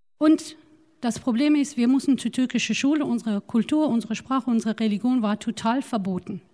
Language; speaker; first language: German; non-native, fluent; Turoyo